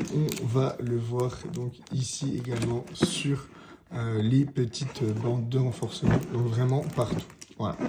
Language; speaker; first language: French; native; French